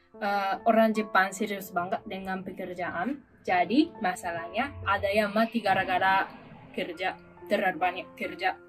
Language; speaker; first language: Indonesian; non-native, fluent; Japanese